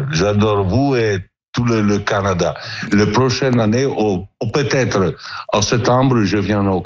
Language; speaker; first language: French; non-native, learner; Italian